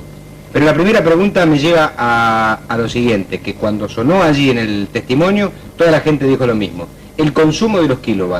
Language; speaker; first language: Spanish; native; Spanish